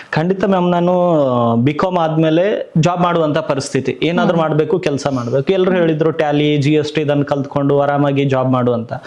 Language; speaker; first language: Kannada; native; Kannada